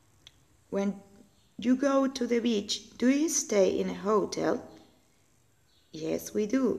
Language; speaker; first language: English; non-native, learner; Spanish